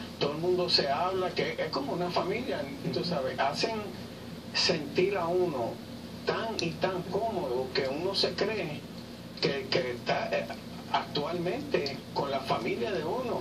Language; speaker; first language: Spanish; early bilingual, heritage; Spanish